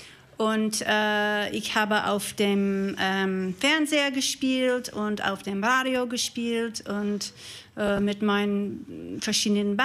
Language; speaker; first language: German; non-native, learner; English